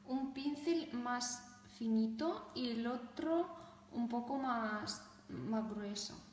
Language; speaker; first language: Spanish; non-native, fluent; Russian